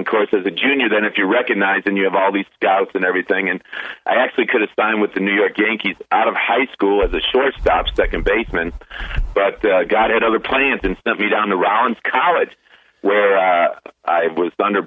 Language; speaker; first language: English; native; English